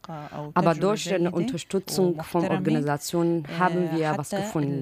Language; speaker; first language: German; non-native, learner; Arabic